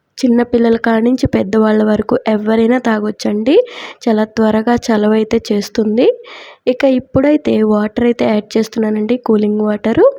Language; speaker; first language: Telugu; native; Telugu